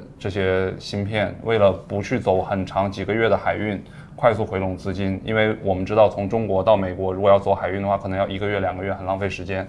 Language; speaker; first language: Chinese; native; Chinese